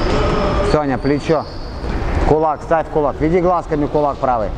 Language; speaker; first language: Russian; native; Russian